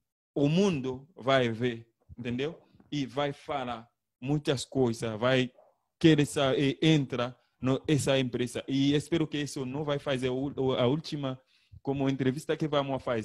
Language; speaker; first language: Portuguese; non-native, learner; Haitian Creole